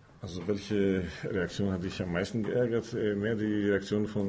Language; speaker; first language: German; non-native, fluent; Greek